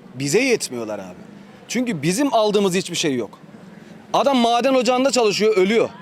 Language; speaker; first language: Turkish; native; Turkish